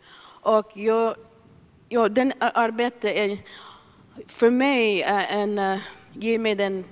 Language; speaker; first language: Swedish; non-native, fluent; English